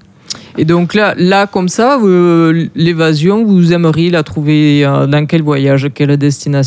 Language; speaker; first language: French; native; French